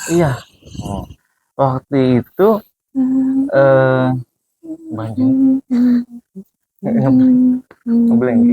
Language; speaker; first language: Indonesian; native; Indonesian